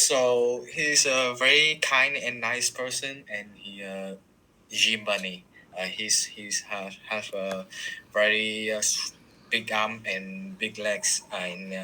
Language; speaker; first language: English; non-native, learner; Vietnamese